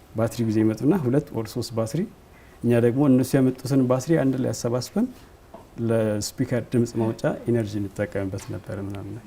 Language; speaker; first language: Amharic; non-native, local second language; Tigrinya